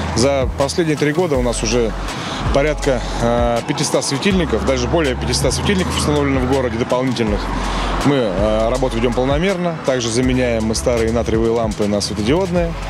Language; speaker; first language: Russian; native; Russian